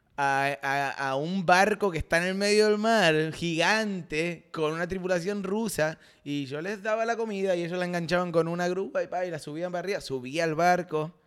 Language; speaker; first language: Spanish; native; Spanish